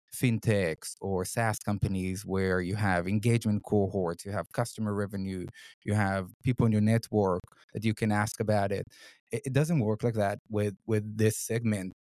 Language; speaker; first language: English; non-native, fluent; Hebrew